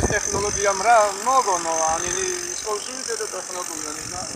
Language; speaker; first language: Russian; non-native, local second language; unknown